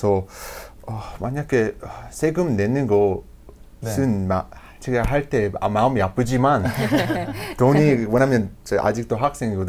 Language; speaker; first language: Korean; non-native, learner; English